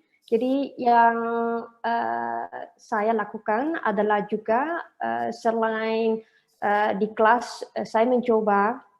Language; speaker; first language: Indonesian; non-native, learner; Dutch